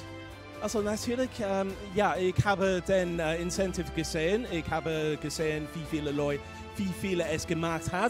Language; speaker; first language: German; non-native, fluent; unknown